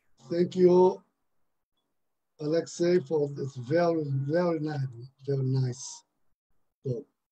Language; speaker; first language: English; non-native, fluent; Portuguese